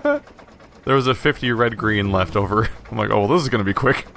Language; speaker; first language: English; native; English